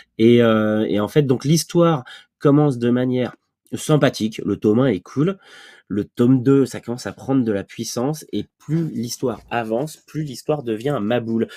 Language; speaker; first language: French; native; French